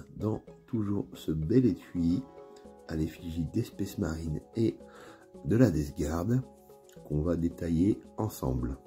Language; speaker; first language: French; native; French